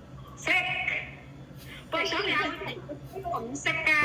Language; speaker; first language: Cantonese; non-native, learner; Indonesian